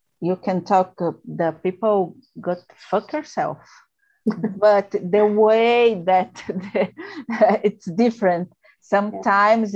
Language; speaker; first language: English; non-native, learner; Portuguese